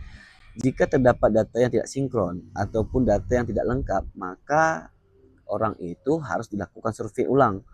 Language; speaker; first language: Indonesian; native; Indonesian